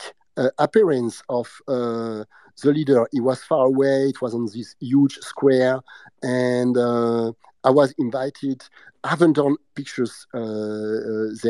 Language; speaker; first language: English; non-native, fluent; French